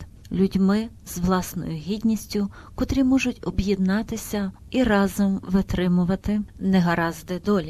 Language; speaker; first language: Ukrainian; native; Ukrainian